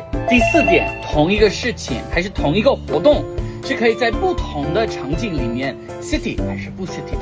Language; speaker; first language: Chinese; non-native, fluent; English